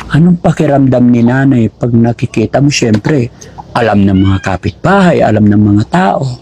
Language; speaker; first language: Filipino; non-native, local second language; Pangasinan